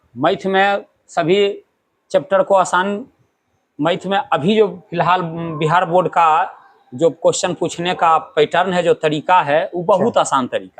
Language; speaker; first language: Hindi; native; Hindi